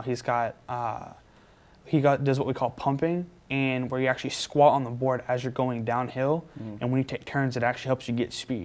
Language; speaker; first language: English; native; English